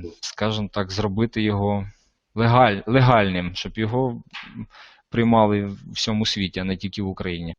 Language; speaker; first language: Ukrainian; non-native, local second language; Russian